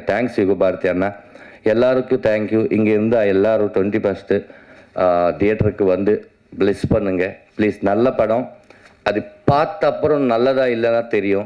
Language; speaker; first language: Tamil; non-native, learner; Telugu